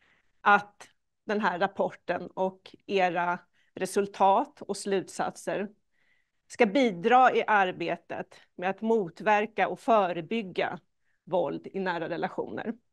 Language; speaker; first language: Swedish; native; Swedish